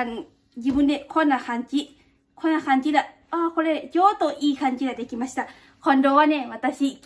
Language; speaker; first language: Japanese; non-native, fluent; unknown